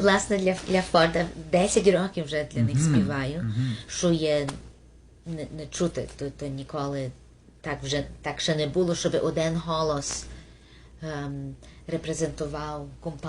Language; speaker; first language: Ukrainian; early bilingual, heritage; Ukrainian